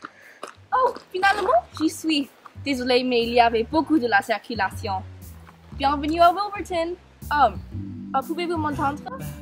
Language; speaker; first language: French; non-native, learner; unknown